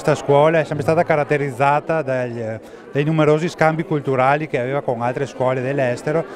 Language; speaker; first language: Italian; native; Italian